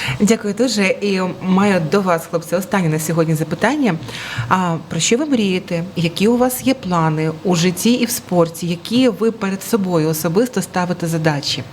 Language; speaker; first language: Ukrainian; native; Ukrainian